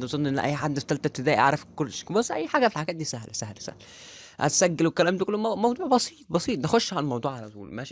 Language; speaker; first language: Arabic; native; Arabic